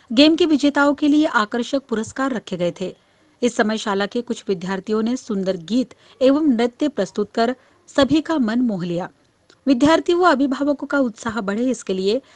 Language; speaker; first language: Hindi; non-native, local second language; Marathi